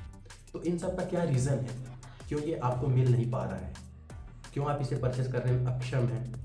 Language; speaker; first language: Hindi; native; Hindi